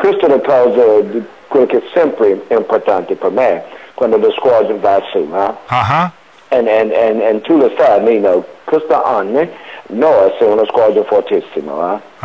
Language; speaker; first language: Italian; non-native, learner; English